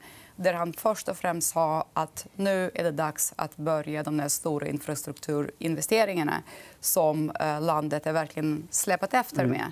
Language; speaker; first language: Swedish; non-native, fluent; Russian